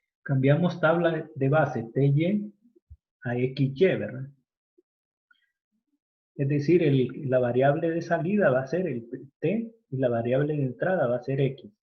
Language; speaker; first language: Spanish; native; Spanish